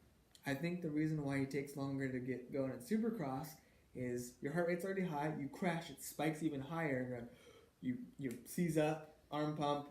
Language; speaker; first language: English; native; English